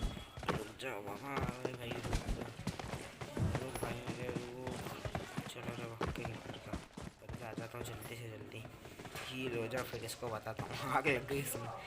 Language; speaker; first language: Hindi; native; Hindi